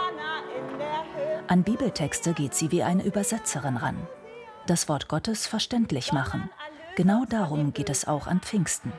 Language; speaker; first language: German; native; German